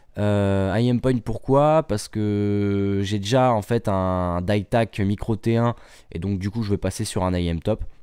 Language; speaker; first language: French; native; French